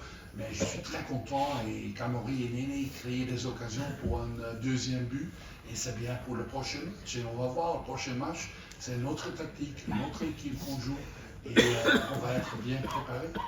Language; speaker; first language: French; non-native, learner; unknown